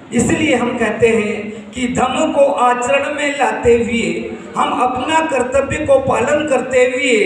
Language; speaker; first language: Hindi; native; Hindi